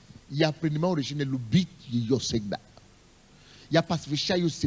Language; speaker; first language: Russian; non-native, fluent; Yoruba